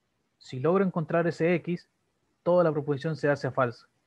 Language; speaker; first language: Spanish; native; Spanish